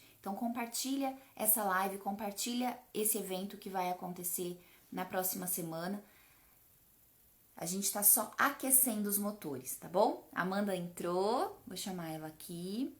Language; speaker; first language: Portuguese; native; Portuguese